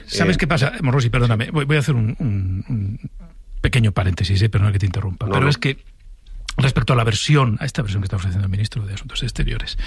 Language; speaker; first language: Spanish; native; Spanish